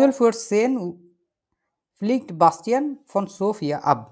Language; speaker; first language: German; non-native, fluent; Bangla